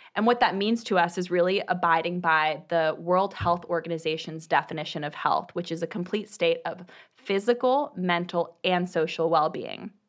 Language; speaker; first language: English; native; English